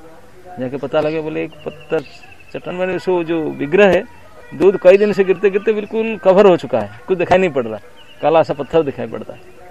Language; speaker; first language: Hindi; non-native, local second language; Odia